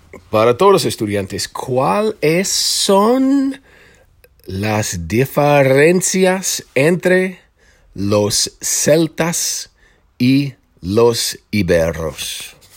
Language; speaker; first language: Spanish; non-native, fluent; English